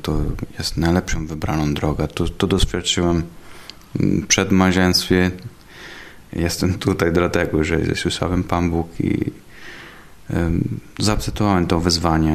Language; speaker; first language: Polish; non-native, learner; Italian